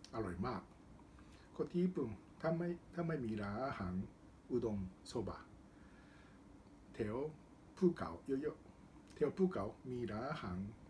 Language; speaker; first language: Thai; non-native, learner; Japanese